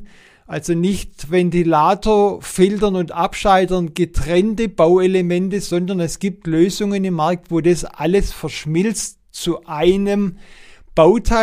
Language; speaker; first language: German; native; German